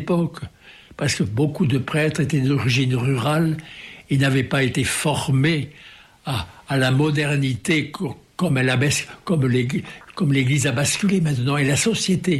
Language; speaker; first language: French; native; French